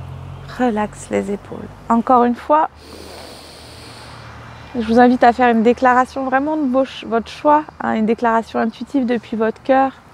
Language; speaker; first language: French; native; French